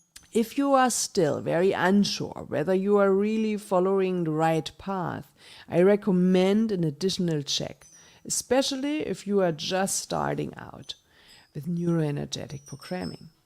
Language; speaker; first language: English; non-native, fluent; German